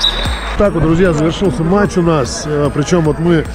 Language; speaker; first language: Russian; native; Russian